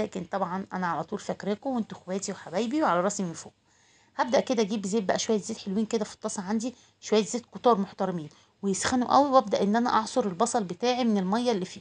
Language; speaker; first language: Arabic; native; Arabic